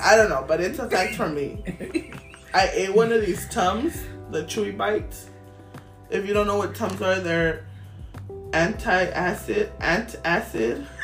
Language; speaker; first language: English; early bilingual, other home language; Spanish